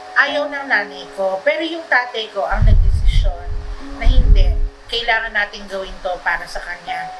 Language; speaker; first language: Filipino; non-native, local second language; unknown